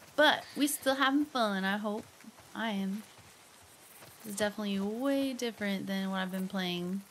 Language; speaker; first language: English; native; English